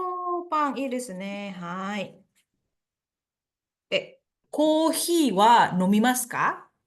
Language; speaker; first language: Japanese; non-native, fluent; Indonesian